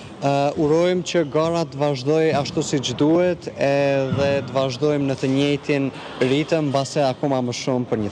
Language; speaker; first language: Albanian; native; Albanian